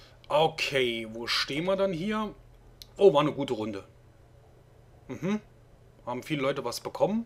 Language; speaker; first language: German; native; German